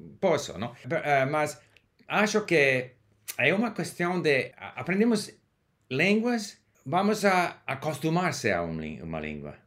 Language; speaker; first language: Portuguese; non-native, learner; English